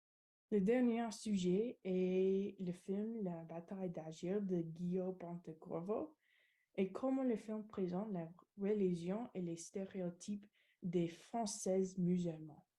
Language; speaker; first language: French; non-native, learner; English